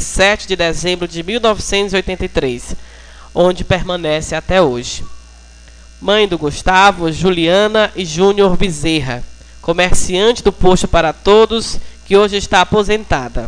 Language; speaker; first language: Portuguese; native; Portuguese